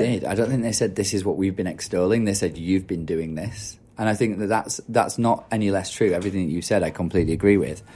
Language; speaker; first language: English; native; English